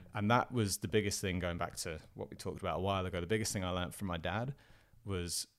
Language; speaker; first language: English; native; English